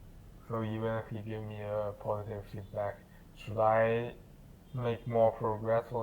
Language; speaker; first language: English; non-native, learner; Chinese